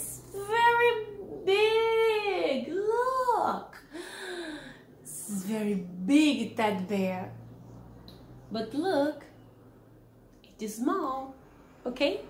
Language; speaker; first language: English; non-native, learner; Portuguese